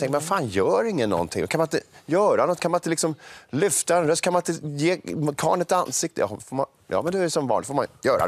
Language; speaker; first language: Swedish; native; Swedish